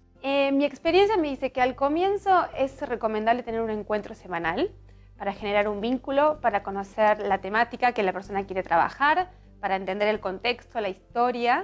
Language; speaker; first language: Spanish; native; Spanish